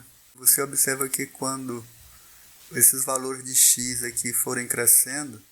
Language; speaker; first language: Portuguese; native; Portuguese